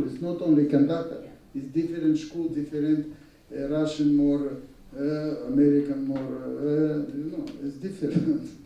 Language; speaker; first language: English; non-native, learner; Russian